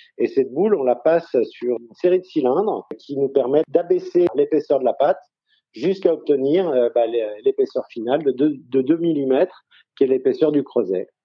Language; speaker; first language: French; native; French